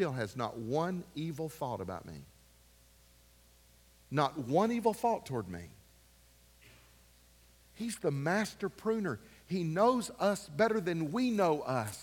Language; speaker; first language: English; native; English